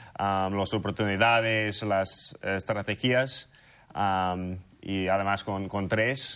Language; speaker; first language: Spanish; non-native, fluent; English